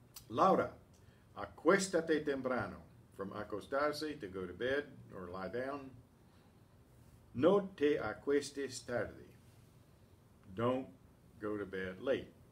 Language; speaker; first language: English; native; English